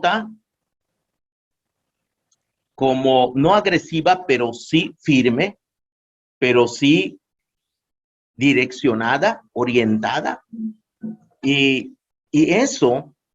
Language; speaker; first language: Spanish; non-native, local second language; Yucateco